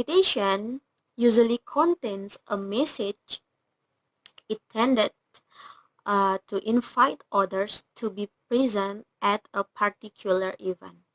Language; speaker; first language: English; non-native, learner; Indonesian